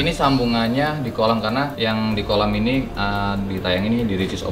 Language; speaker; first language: Indonesian; native; Indonesian